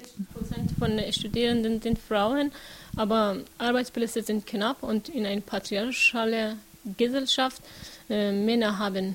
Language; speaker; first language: German; non-native, learner; Persian